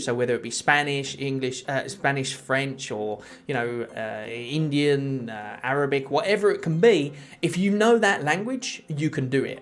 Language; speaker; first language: English; native; English